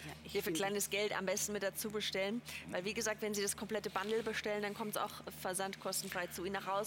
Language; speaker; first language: German; native; German